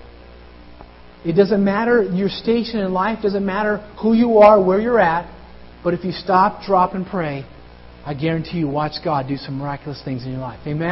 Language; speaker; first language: English; native; English